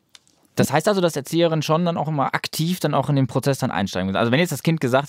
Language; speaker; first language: German; native; German